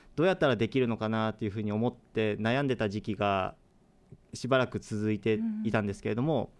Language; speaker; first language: Japanese; native; Japanese